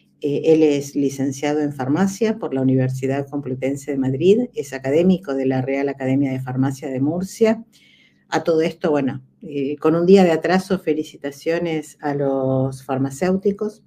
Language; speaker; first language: Spanish; native; Spanish